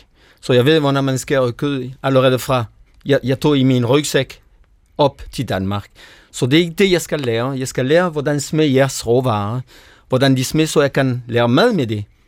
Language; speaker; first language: Danish; non-native, fluent; French